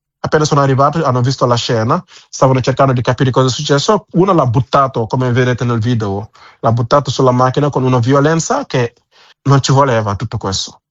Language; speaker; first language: Italian; non-native, fluent; Wolof